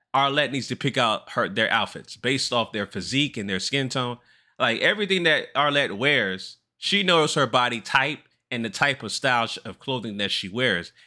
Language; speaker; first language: English; native; English